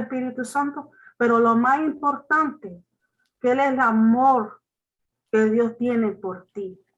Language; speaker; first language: Spanish; non-native, learner; English